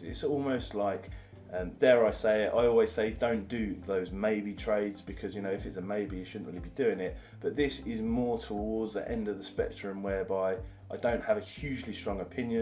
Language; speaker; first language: English; native; English